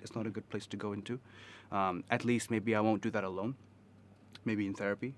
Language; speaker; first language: English; early bilingual, other home language; Urdu